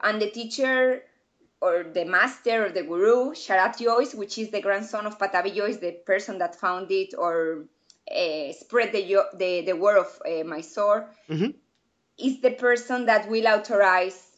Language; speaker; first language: English; non-native, fluent; Spanish